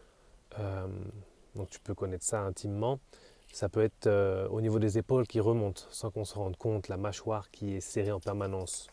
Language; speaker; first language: French; native; French